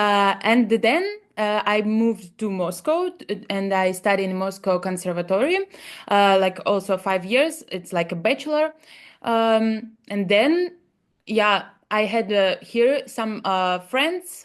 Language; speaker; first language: English; non-native, learner; Russian